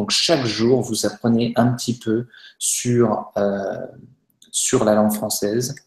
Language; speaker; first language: French; native; French